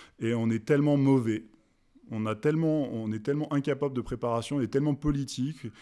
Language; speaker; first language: French; native; French